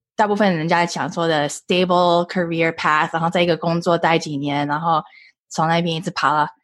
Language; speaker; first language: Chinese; early bilingual, heritage; Chinese